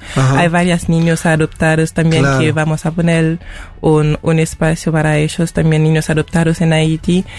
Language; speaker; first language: Spanish; non-native, fluent; Haitian Creole